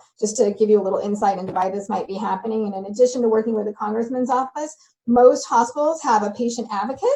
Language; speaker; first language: English; native; English